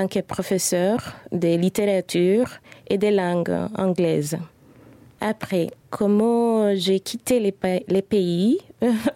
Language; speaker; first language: French; non-native, fluent; Spanish